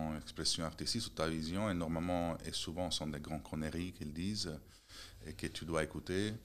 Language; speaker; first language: French; non-native, fluent; Italian